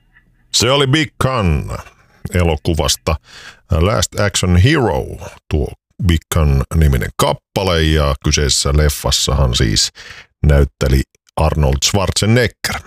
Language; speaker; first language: Finnish; native; Finnish